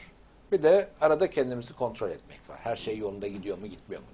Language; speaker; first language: Turkish; native; Turkish